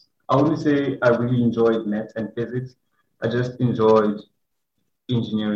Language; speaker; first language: English; non-native, local second language; Xhosa